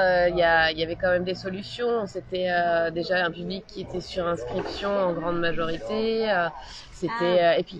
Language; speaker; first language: French; native; French